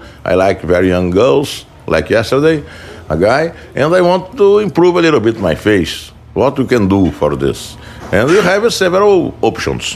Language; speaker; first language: English; non-native, fluent; Portuguese